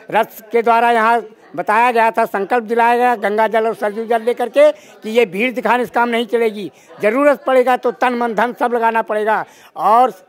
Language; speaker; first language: Hindi; native; Hindi